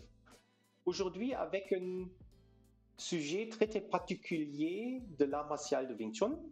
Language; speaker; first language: French; non-native, fluent; German